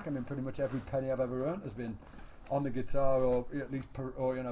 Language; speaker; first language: English; native; English